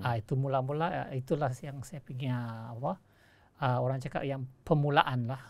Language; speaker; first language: Malay; non-native, local second language; Chinese